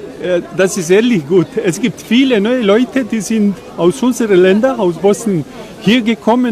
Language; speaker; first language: German; non-native, fluent; Bosnian